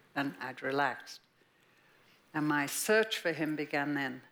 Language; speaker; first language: English; native; English